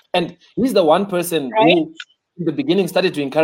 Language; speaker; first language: English; non-native, local second language; Shona